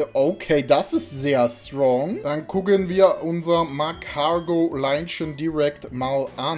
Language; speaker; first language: German; native; German